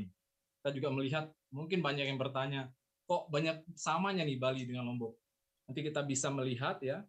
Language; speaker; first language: Indonesian; native; Indonesian